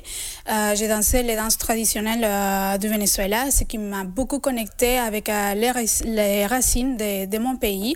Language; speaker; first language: French; non-native, fluent; Spanish